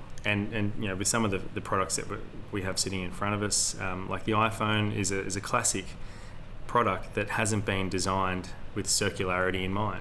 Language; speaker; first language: English; native; English